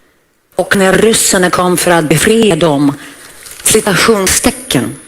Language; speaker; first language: Swedish; non-native, learner; Ukrainian